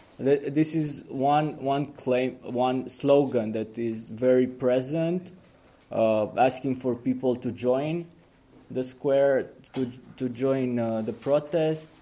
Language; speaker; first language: English; non-native, fluent; Romanian